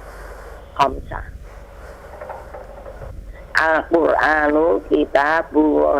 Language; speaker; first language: Arabic; non-native, learner; Indonesian